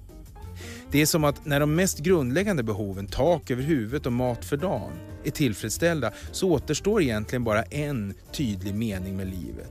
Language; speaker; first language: Swedish; native; Swedish